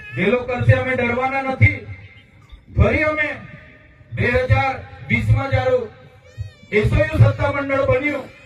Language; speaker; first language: Gujarati; non-native, local second language; Vasavi